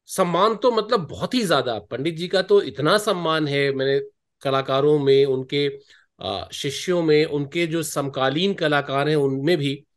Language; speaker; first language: Hindi; native; Hindi